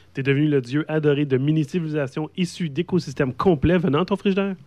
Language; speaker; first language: French; native; French